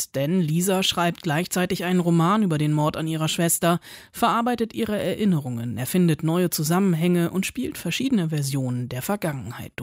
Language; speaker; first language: German; native; German